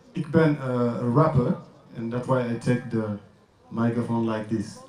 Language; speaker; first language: English; non-native, learner; French